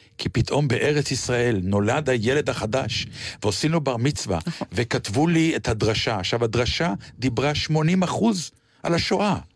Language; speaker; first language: Hebrew; native; Hebrew